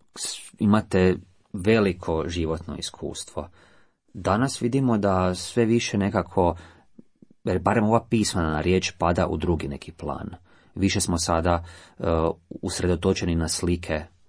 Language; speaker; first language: Croatian; native; Croatian